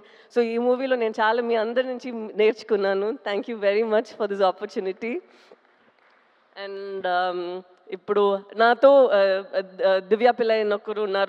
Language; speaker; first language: Telugu; non-native, local second language; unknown